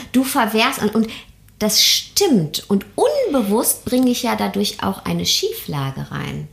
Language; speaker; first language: German; early bilingual, other home language; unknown